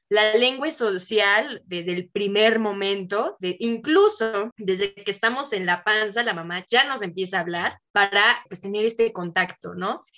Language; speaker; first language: Spanish; native; Spanish